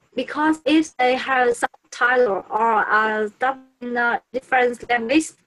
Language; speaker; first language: English; non-native, learner; Vietnamese